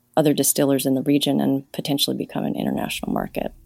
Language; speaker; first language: English; native; English